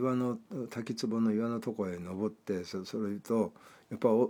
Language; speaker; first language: Japanese; native; Japanese